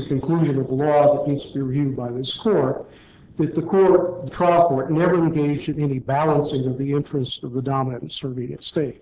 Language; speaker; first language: English; native; English